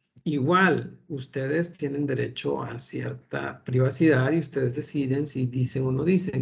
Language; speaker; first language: Spanish; native; Spanish